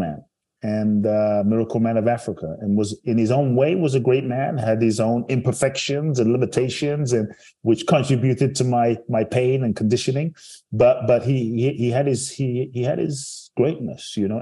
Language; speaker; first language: English; native; English